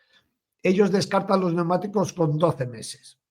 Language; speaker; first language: Spanish; native; Spanish